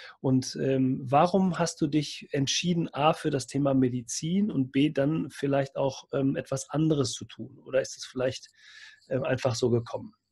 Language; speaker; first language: German; native; German